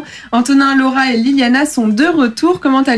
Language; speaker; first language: French; native; French